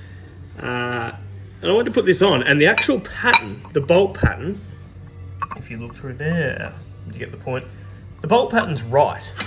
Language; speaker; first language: English; native; English